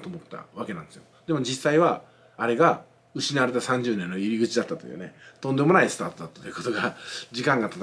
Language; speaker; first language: Japanese; native; Japanese